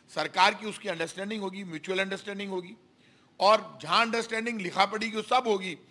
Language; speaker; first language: Hindi; native; Hindi